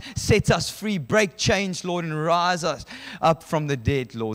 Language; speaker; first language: English; non-native, local second language; Afrikaans